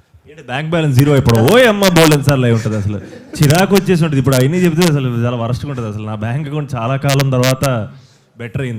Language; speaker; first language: Telugu; native; Telugu